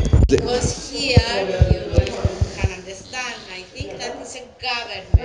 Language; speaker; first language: English; non-native, local second language; Greek